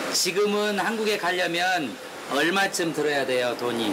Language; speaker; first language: Korean; native; Korean